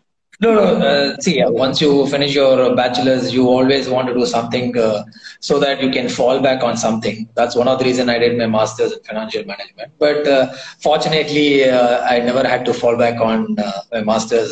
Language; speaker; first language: English; non-native, local second language; Tamil